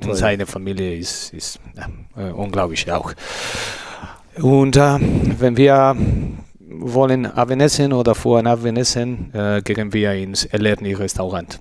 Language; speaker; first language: German; non-native, learner; Spanish